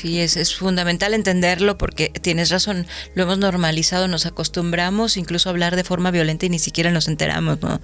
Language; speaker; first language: Spanish; native; Spanish